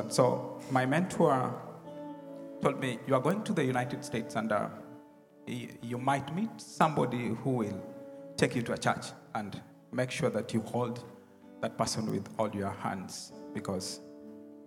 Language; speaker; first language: English; non-native, local second language; Luo (Kenya and Tanzania)